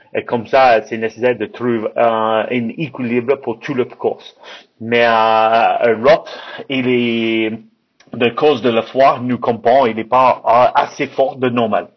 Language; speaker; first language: French; non-native, learner; English